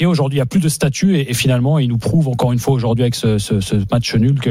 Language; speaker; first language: French; native; French